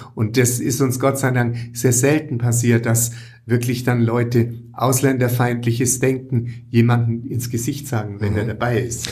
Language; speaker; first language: German; native; German